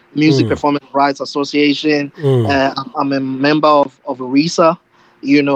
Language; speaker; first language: English; non-native, local second language; Zulu